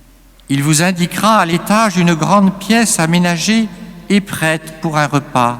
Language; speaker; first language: French; native; French